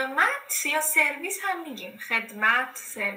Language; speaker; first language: Persian; native; Persian